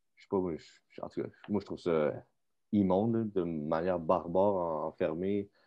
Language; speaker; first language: French; native; French